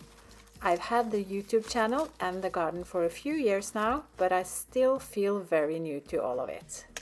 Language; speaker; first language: English; non-native, fluent; Norwegian